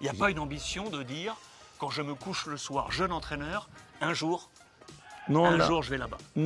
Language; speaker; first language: French; native; French